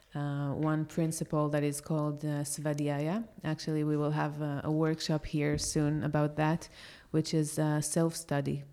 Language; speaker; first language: English; non-native, fluent; Hebrew